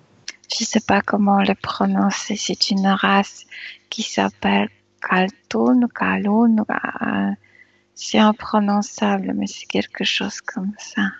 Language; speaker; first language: French; non-native, fluent; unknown